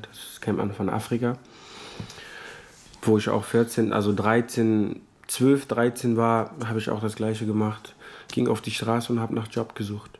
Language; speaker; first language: German; non-native, fluent; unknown